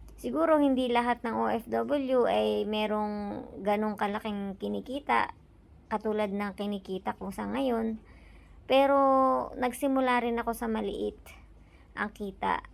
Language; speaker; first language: Filipino; native; Filipino